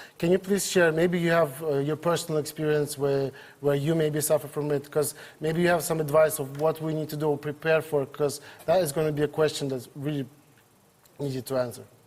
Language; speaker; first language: English; non-native, fluent; Ukrainian